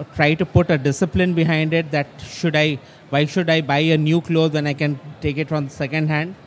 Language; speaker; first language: English; non-native, local second language; Bangla